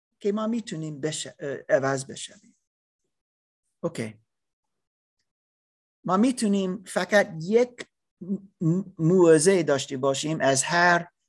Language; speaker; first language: Persian; non-native, learner; English